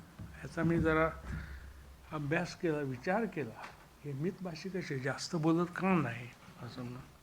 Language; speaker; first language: Marathi; non-native, local second language; Konkani